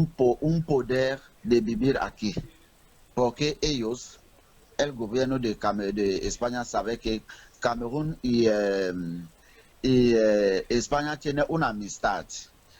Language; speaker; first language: Spanish; non-native, learner; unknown